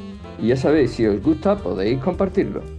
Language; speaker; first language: Spanish; native; Spanish